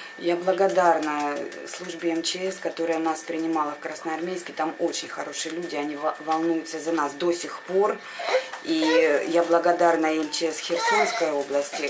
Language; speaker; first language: Russian; native; Russian